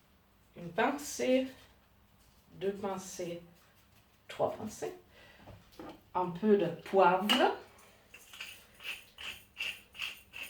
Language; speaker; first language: French; non-native, learner; German